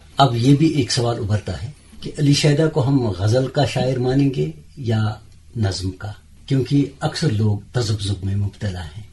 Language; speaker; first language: Urdu; non-native, local second language; Kashmiri